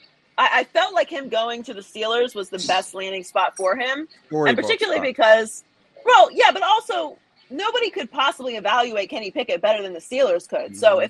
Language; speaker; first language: English; native; English